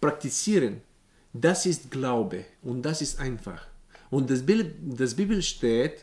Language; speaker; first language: German; non-native, learner; Bulgarian